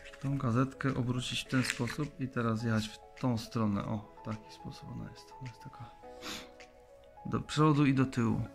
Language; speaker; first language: Polish; native; Polish